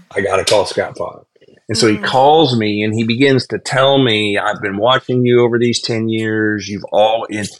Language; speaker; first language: English; native; English